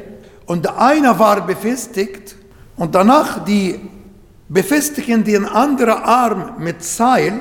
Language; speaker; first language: German; non-native, learner; Arabic